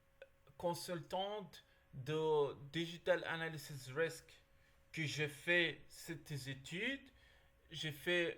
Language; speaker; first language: French; non-native, learner; Arabic